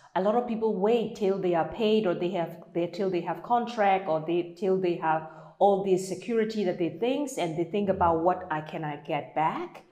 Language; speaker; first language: English; non-native, fluent; Burmese